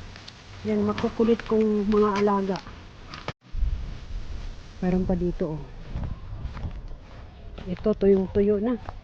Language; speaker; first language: Filipino; non-native, local second language; Cebuano